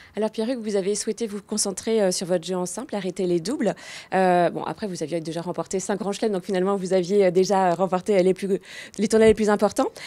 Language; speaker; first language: French; native; French